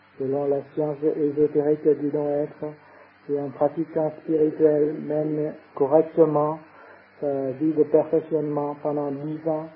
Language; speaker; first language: French; non-native, fluent; Vietnamese